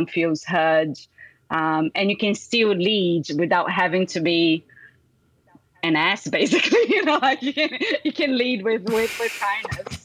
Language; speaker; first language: English; non-native, fluent; Portuguese